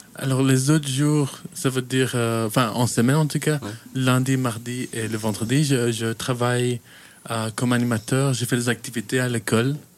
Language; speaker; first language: French; early bilingual, heritage; French